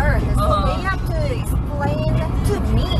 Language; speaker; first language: English; non-native, learner; Korean